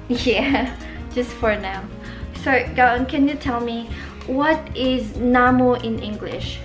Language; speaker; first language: English; non-native, local second language; Filipino